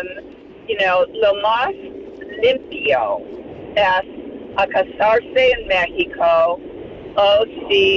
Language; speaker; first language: Spanish; non-native, learner; English